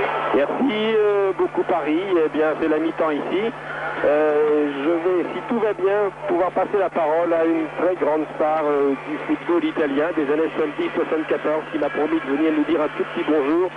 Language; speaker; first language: French; native; French